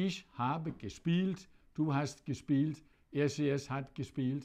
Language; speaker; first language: German; non-native, fluent; Danish